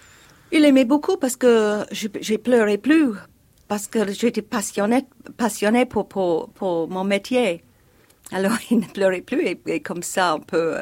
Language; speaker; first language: French; non-native, fluent; English